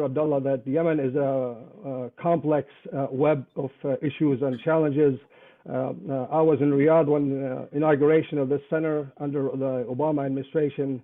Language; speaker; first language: English; non-native, fluent; Arabic